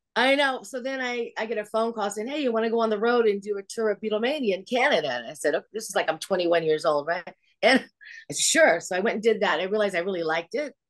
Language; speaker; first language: English; native; English